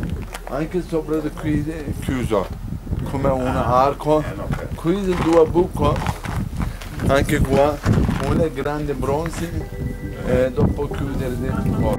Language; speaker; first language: Italian; non-native, learner; Turkish